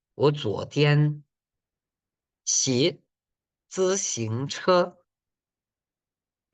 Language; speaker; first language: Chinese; non-native, fluent; Spanish